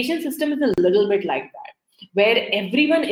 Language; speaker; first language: English; non-native, local second language; Hindi